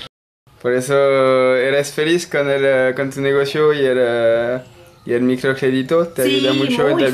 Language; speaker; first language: Spanish; non-native, learner; French